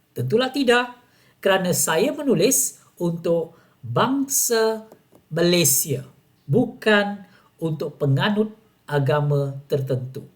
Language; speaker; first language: Malay; non-native, local second language; Tamil